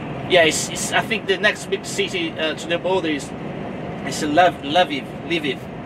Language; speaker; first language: English; non-native, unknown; Portuguese